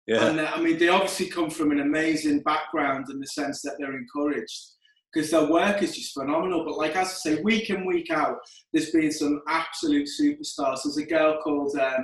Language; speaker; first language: English; native; English